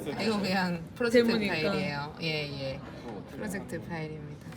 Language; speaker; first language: Korean; native; Korean